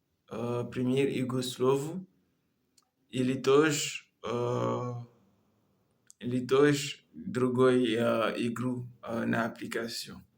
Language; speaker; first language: Russian; non-native, learner; Comorian